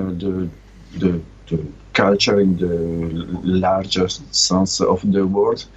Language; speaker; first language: English; non-native, learner; Italian